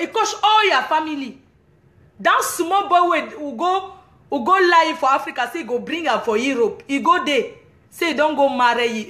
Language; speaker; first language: English; non-native, local second language; French